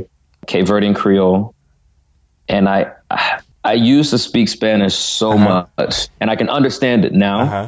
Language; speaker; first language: English; native; English